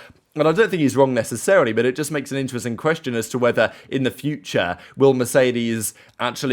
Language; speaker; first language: English; native; English